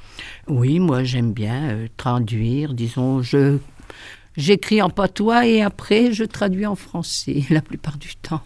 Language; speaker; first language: French; native; French